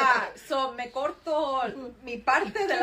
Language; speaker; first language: Spanish; early bilingual, other home language; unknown